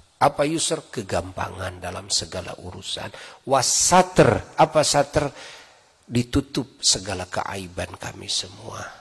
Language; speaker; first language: Indonesian; non-native, local second language; Sundanese